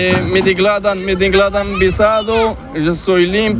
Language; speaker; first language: Spanish; non-native, learner; Arabic